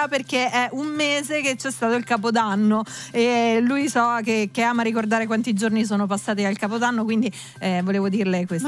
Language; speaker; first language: Italian; native; Italian